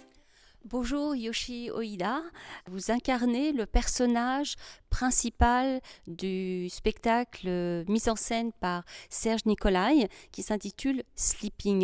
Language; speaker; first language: French; native; French